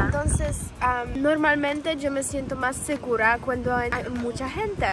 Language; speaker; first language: Spanish; non-native, learner; Polish